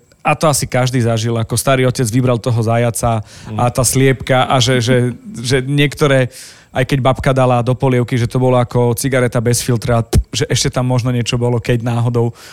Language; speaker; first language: Slovak; native; Slovak